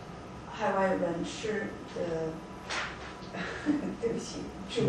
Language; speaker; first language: Chinese; non-native, learner; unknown